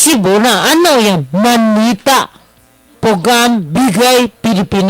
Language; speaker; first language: Filipino; non-native, learner; Chinese